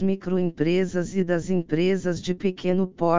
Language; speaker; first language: Portuguese; native; Portuguese